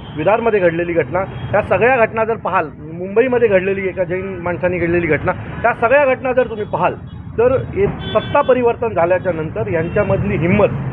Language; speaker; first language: Marathi; native; Marathi